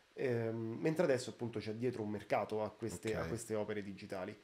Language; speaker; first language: Italian; native; Italian